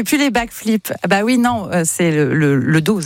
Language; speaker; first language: French; native; French